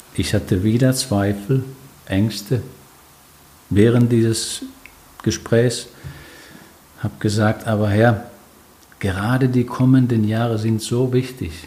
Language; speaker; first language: German; non-native, fluent; Finnish